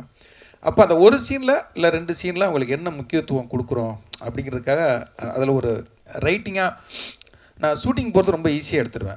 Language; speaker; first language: Tamil; native; Tamil